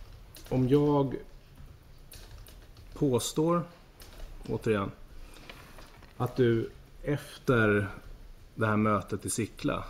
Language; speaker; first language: Swedish; native; Swedish